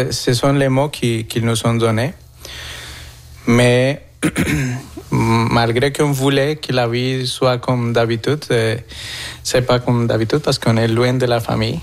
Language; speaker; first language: French; non-native, fluent; Spanish